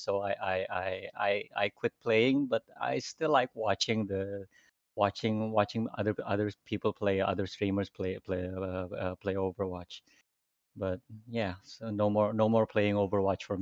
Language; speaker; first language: English; non-native, fluent; Indonesian